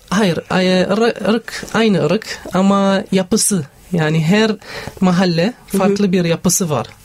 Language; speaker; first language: Turkish; non-native, fluent; Arabic